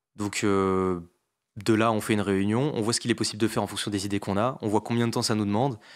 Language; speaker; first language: French; native; French